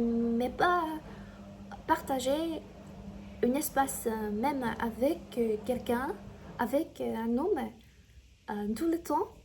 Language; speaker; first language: French; non-native, learner; Chinese